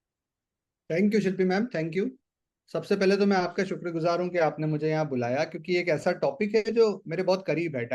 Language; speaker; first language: Hindi; native; Hindi